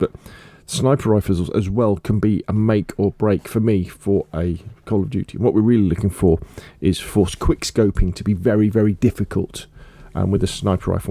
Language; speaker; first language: English; native; English